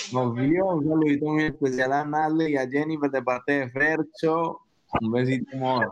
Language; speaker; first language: Spanish; native; Spanish